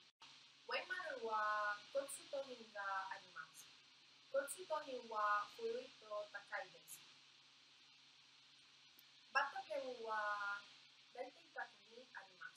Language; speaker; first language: Japanese; non-native, learner; Spanish